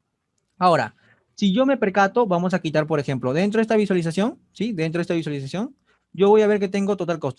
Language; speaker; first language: Spanish; native; Spanish